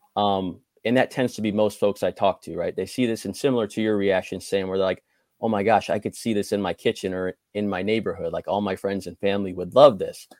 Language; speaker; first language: English; native; English